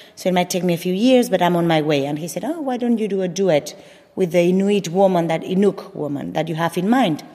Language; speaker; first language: English; non-native, fluent; Spanish